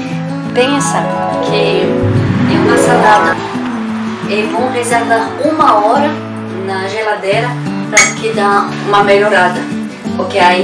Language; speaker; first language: Portuguese; non-native, learner; French